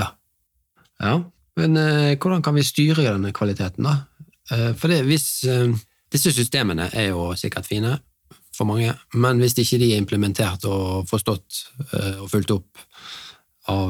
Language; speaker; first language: Norwegian; native; Norwegian